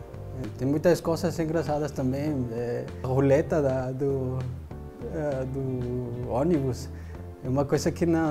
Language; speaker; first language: Portuguese; non-native, fluent; Spanish